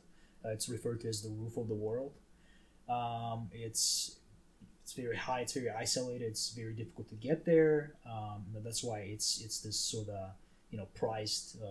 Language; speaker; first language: English; non-native, fluent; Tajik